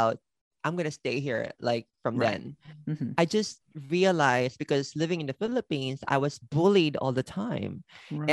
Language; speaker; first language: English; non-native, local second language; Filipino